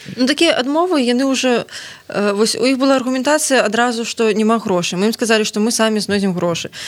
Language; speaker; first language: Belarusian; native; Belarusian